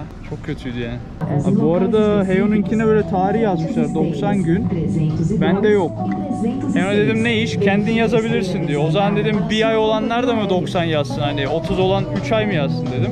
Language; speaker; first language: Turkish; native; Turkish